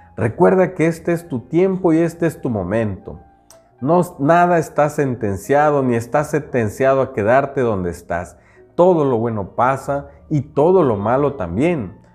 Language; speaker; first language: Spanish; non-native, local second language; Nahuatl languages